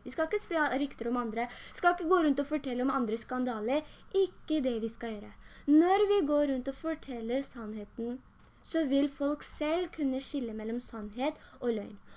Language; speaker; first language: Norwegian; early bilingual, other home language; Urdu